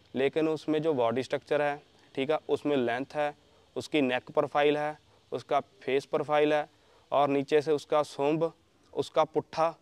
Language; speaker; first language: Hindi; native; Hindi